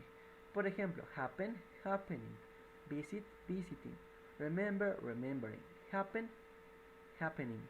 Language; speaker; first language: English; non-native, fluent; Spanish